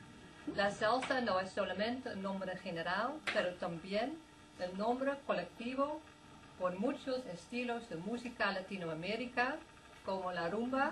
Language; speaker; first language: Spanish; non-native, learner; Dutch